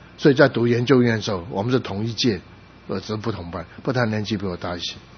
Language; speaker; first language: Chinese; non-native, local second language; Cantonese